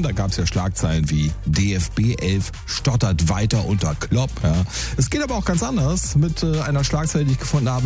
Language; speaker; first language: German; native; German